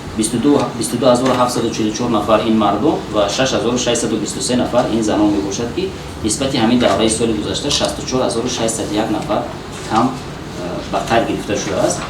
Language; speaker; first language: Tajik; native; Tajik